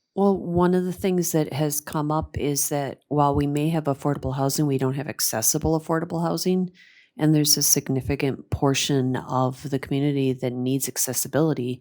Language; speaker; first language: English; native; English